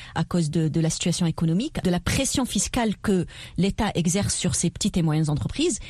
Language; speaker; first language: French; non-native, local second language; Arabic